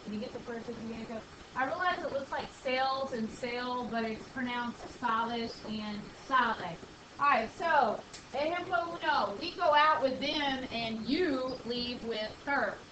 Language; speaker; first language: English; native; English